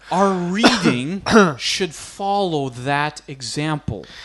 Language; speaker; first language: English; native; English